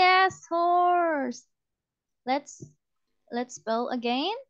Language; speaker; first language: English; non-native, fluent; Indonesian